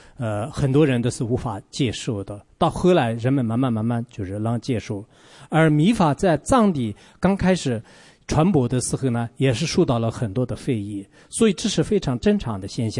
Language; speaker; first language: Chinese; non-native, local second language; Tibetan